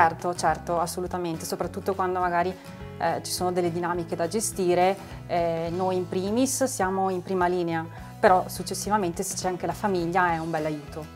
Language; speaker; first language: Italian; native; Italian